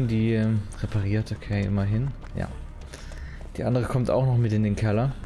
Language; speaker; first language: German; native; German